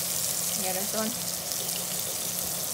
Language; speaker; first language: Norwegian; non-native, learner; Thai